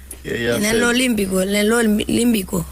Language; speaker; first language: Spanish; early bilingual, other home language; Haitian Creole